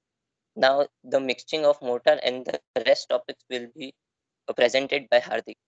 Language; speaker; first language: English; non-native, learner; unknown